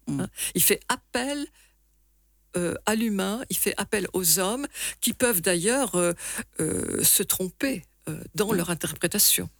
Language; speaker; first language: French; native; French